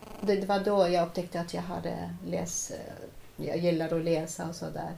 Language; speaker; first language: Swedish; non-native, fluent; Arabic